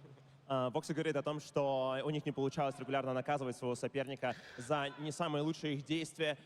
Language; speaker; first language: Russian; native; Russian